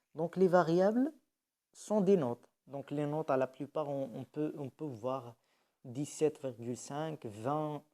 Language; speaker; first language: French; non-native, local second language; Arabic